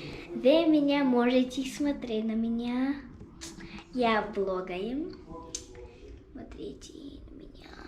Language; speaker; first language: Russian; non-native, learner; English